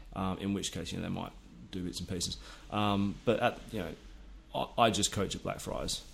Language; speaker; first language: English; native; English